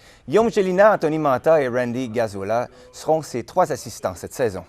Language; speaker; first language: French; native; French